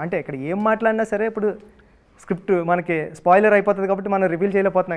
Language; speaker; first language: Telugu; native; Telugu